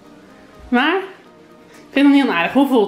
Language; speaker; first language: Dutch; native; Dutch